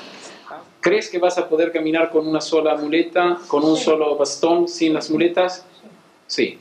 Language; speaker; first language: Spanish; native; Spanish